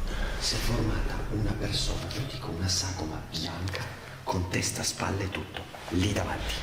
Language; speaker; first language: Italian; native; Italian